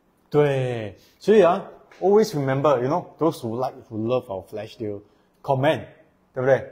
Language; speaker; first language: English; non-native, local second language; Chinese